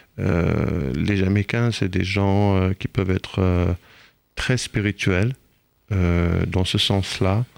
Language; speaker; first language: French; non-native, fluent; Hebrew